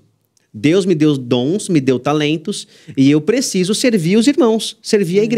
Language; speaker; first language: Portuguese; native; Portuguese